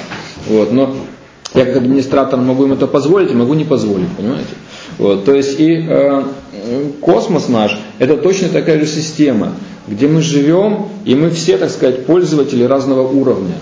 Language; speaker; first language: Russian; native; Russian